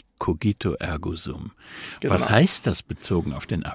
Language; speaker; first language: German; native; German